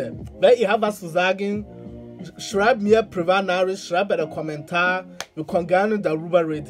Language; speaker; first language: German; non-native, learner; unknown